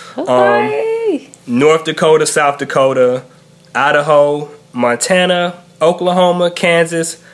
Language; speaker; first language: English; native; English